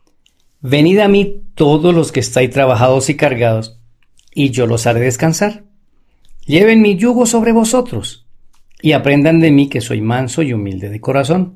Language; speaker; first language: Spanish; native; Spanish